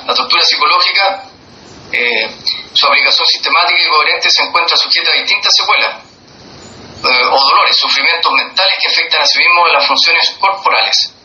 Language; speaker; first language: Spanish; native; Spanish